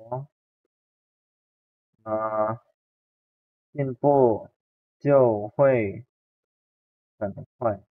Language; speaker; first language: Chinese; non-native, fluent; Indonesian